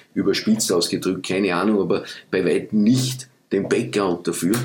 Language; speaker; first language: German; early bilingual, other home language; Dutch